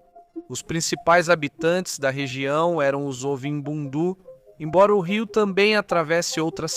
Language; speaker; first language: Portuguese; native; Portuguese